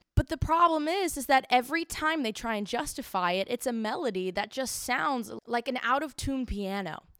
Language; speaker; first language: English; native; English